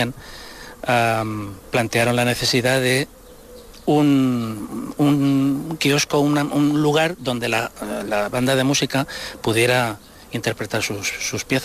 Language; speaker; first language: Spanish; native; Spanish